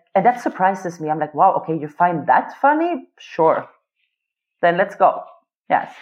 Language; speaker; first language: English; non-native, fluent; Swedish